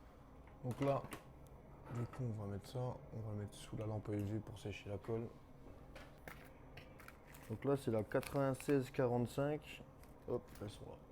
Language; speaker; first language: French; native; French